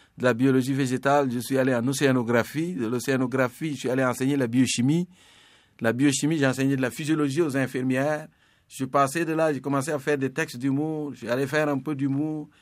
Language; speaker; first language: French; non-native, local second language; Serer